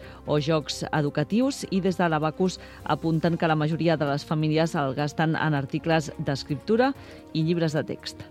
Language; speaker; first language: Catalan; native; Catalan